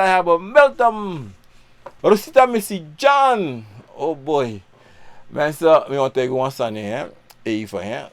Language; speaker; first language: Dutch; non-native, local second language; Sranan Tongo